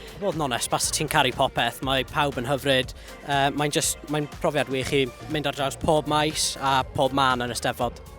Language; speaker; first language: Welsh; non-native, local second language; English